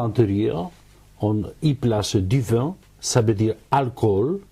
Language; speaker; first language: French; non-native, fluent; Spanish